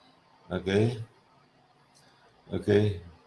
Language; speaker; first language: English; non-native, learner; Russian